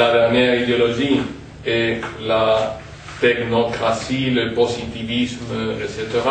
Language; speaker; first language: French; non-native, fluent; Spanish